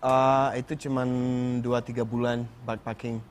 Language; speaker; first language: Indonesian; non-native, fluent; English